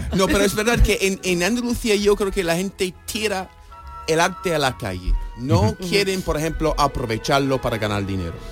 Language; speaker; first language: Spanish; non-native, fluent; English